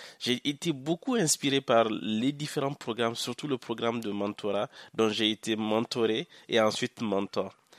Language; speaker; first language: French; non-native, local second language; Hausa